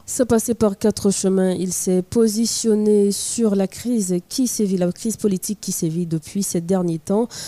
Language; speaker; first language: French; non-native, local second language; Haitian Creole